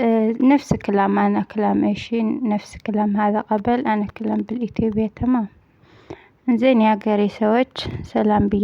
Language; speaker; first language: Arabic; non-native, learner; Amharic